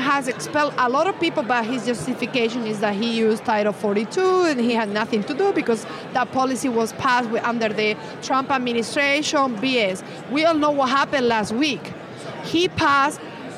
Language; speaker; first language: English; non-native, fluent; Spanish